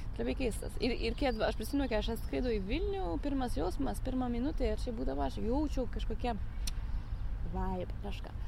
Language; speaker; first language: Lithuanian; non-native, fluent; French